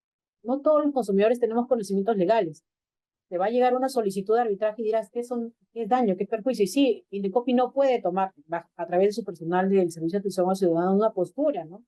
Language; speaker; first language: Spanish; native; Spanish